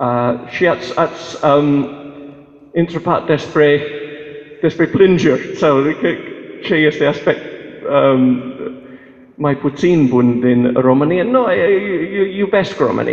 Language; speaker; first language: Romanian; non-native, fluent; English